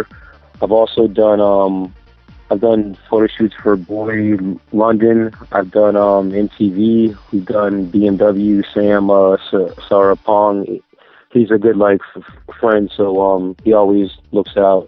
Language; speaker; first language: English; native; English